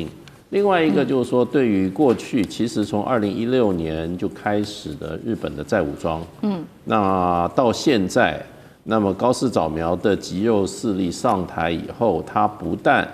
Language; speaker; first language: Chinese; native; Chinese